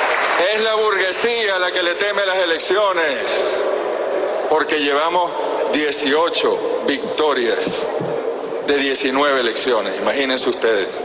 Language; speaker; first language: Spanish; native; Spanish